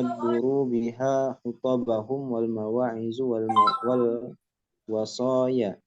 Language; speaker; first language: Arabic; non-native, learner; Indonesian